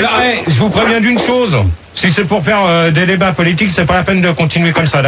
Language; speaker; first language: French; native; French